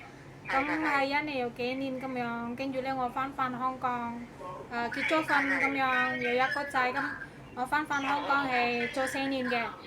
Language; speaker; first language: Cantonese; non-native, learner; Indonesian